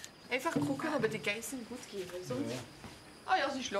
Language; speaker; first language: German; non-native, local second language; French